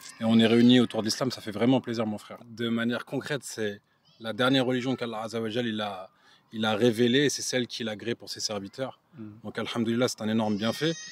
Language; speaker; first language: French; native; French